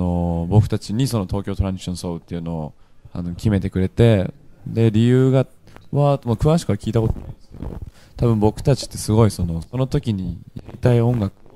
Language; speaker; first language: Japanese; native; Japanese